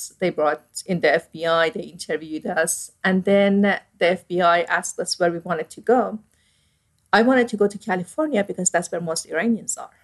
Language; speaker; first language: English; non-native, fluent; Persian